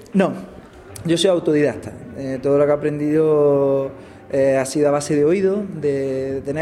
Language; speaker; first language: Spanish; native; Spanish